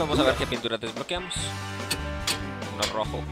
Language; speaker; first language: Spanish; native; Spanish